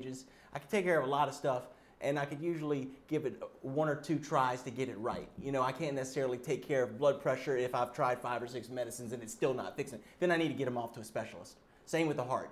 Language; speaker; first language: English; native; English